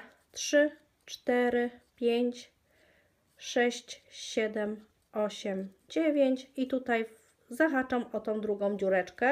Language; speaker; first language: Polish; native; Polish